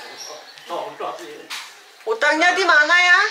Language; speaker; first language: Indonesian; non-native, fluent; Korean